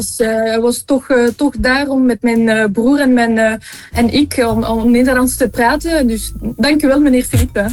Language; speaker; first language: Dutch; non-native, local second language; French